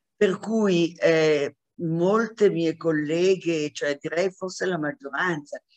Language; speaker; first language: Italian; non-native, fluent; Hebrew